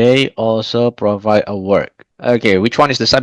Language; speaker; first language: English; non-native, fluent; Indonesian